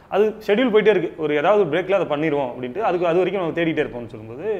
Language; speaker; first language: Tamil; native; Tamil